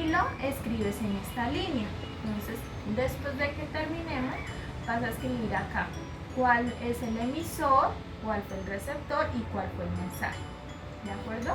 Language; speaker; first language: Spanish; native; Spanish